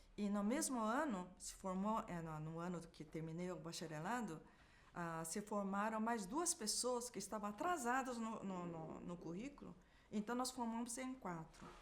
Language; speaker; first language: Portuguese; early bilingual, other home language; Japanese